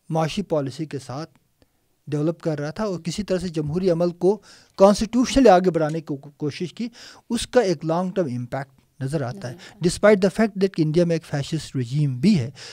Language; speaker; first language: Urdu; non-native, local second language; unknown